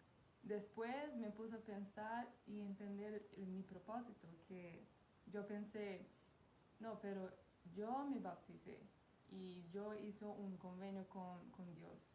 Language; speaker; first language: Spanish; non-native, fluent; Portuguese